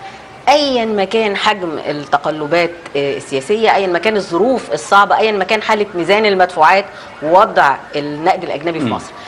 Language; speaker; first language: Arabic; native; Arabic